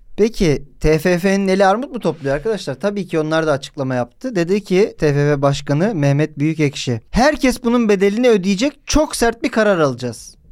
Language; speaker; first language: Turkish; native; Turkish